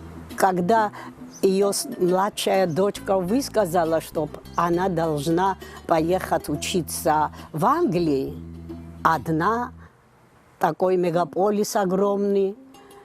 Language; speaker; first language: Russian; non-native, fluent; Georgian